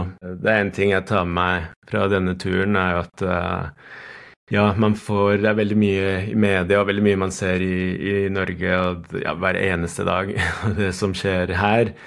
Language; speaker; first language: Norwegian; non-native, fluent; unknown